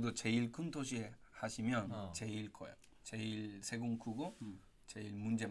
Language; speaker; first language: Korean; non-native, fluent; Spanish